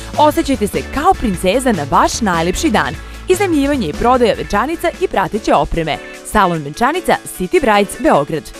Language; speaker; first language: Croatian; native; Croatian